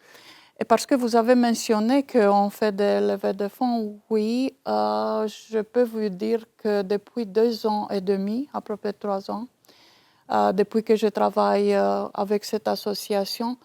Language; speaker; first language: French; non-native, fluent; Romanian